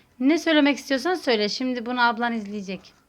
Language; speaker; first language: Turkish; native; Turkish